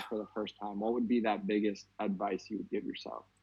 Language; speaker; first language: English; native; English